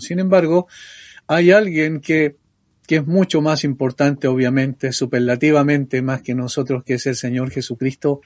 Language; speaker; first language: Spanish; native; Spanish